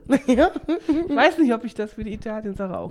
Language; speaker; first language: German; native; German